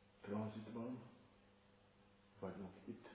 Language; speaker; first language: Hungarian; non-native, fluent; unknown